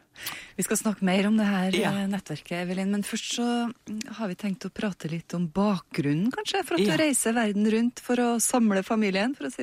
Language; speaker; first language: Norwegian; native; Norwegian